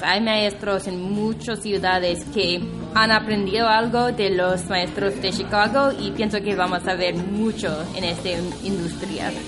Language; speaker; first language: Spanish; non-native, fluent; English